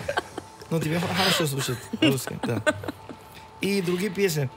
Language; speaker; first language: Russian; non-native, learner; Spanish